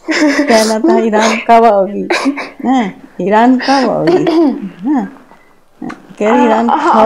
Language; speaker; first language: Hindi; native; Hindi